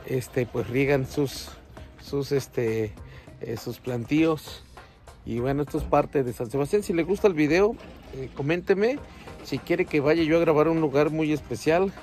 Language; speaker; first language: Spanish; native; Spanish